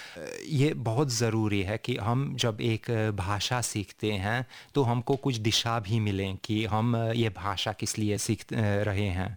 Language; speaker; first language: Hindi; non-native, fluent; Hungarian